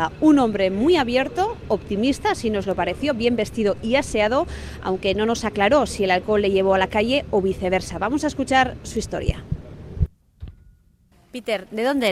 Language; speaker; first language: Spanish; native; Spanish